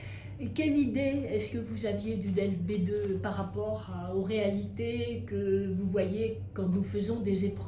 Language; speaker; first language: French; native; French